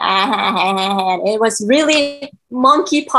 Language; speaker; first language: English; non-native, learner; Japanese